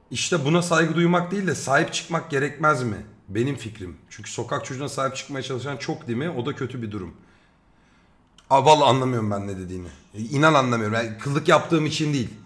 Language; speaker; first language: Turkish; native; Turkish